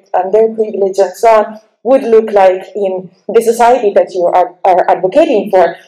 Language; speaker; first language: English; non-native, fluent; Italian